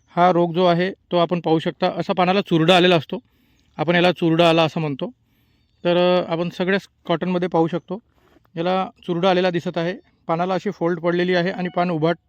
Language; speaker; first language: Marathi; native; Marathi